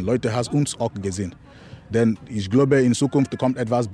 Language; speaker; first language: German; non-native, learner; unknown